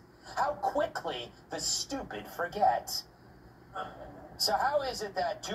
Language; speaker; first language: English; native; English